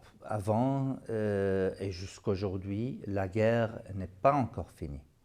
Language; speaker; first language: French; non-native, fluent; Arabic